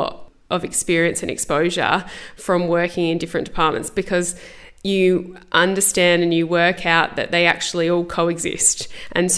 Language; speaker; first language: English; native; English